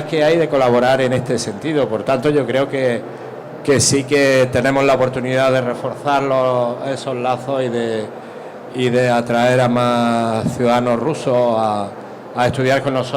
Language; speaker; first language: Spanish; native; Spanish